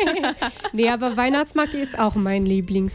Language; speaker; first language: German; non-native, fluent; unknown